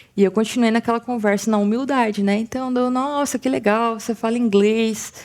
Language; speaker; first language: Portuguese; native; Portuguese